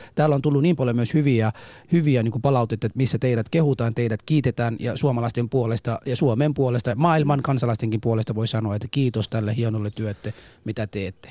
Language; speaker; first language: Finnish; early bilingual, other home language; Somali